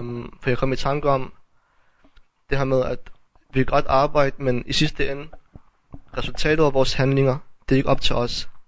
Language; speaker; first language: Danish; early bilingual, other home language; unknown